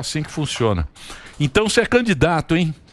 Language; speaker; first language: Portuguese; native; Portuguese